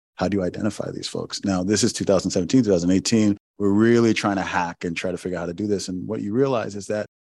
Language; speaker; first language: English; non-native, local second language; Igbo